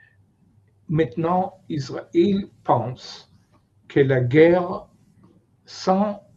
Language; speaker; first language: French; non-native, fluent; Hebrew